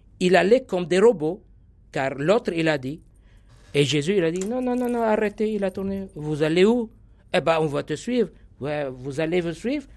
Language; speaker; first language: French; non-native, local second language; Arabic